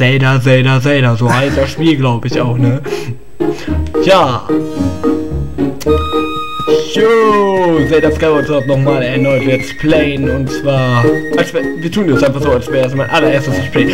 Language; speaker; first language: German; native; German